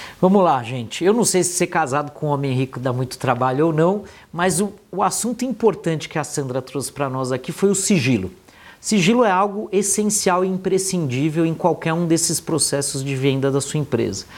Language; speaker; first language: Portuguese; native; Portuguese